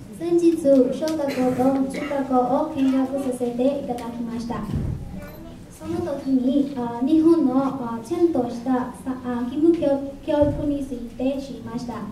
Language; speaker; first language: Japanese; non-native, learner; Burmese